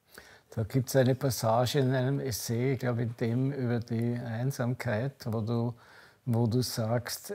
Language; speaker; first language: German; native; German